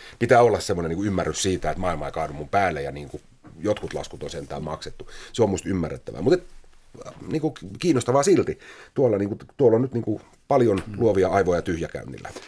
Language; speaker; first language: Finnish; native; Finnish